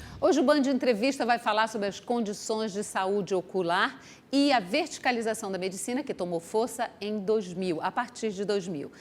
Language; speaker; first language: Portuguese; native; Portuguese